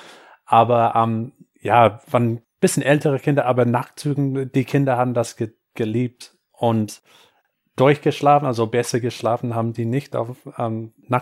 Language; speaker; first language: German; non-native, fluent; English